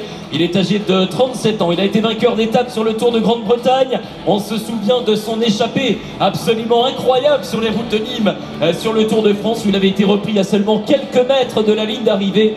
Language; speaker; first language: French; native; French